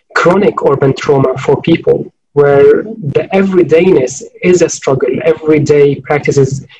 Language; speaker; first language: English; non-native, fluent; Arabic